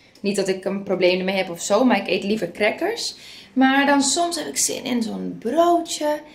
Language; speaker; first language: Dutch; non-native, fluent; Spanish